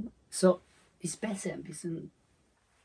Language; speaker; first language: German; non-native, learner; Spanish